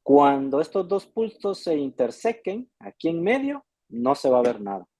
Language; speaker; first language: Spanish; native; Spanish